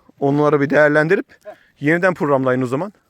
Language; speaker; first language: Turkish; native; Turkish